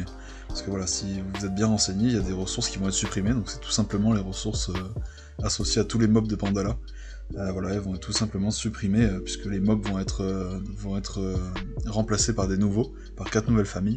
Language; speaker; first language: French; native; French